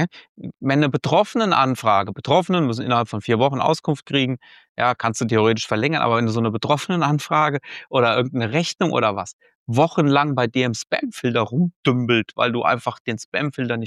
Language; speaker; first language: German; native; German